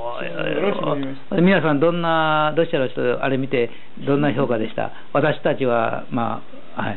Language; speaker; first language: Japanese; native; Japanese